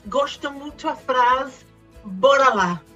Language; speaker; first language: Portuguese; non-native, fluent; Spanish